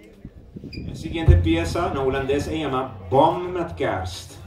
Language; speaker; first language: Spanish; non-native, fluent; Papiamento